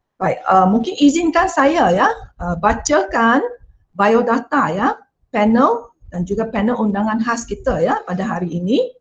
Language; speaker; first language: Malay; non-native, local second language; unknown